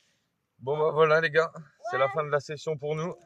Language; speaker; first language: French; native; French